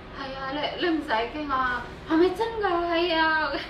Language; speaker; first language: Chinese; non-native, learner; Indonesian